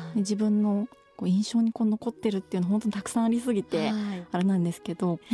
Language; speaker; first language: Japanese; native; Japanese